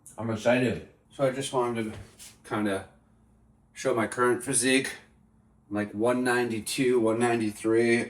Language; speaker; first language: English; native; English